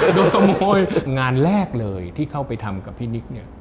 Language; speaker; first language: Thai; native; Thai